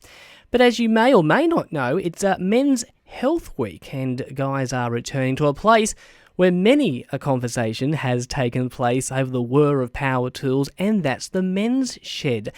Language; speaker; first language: English; native; English